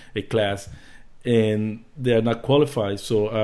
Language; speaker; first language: English; early bilingual, other home language; Spanish